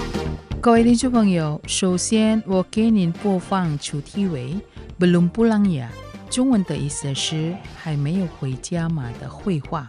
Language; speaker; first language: Chinese; non-native, learner; Indonesian